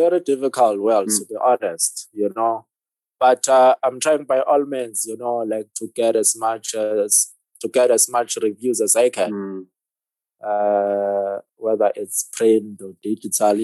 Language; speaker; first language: English; non-native, local second language; Zulu